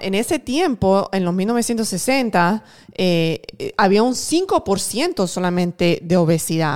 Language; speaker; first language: Spanish; early bilingual, heritage; Spanish